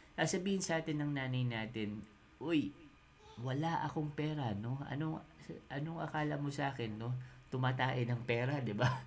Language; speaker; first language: Filipino; native; Filipino